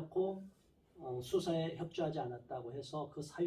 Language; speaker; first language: Korean; native; Korean